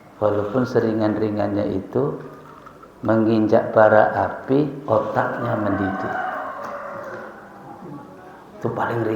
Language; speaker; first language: Indonesian; native; Indonesian